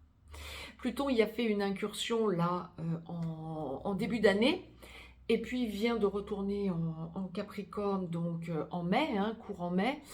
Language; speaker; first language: French; native; French